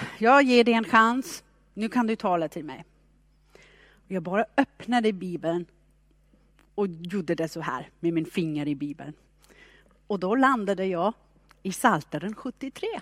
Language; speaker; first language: Swedish; non-native, fluent; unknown